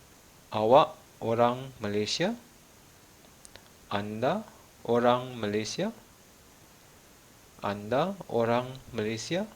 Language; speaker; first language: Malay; non-native, fluent; Malayalam